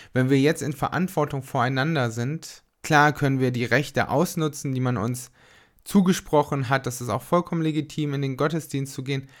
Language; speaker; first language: German; native; German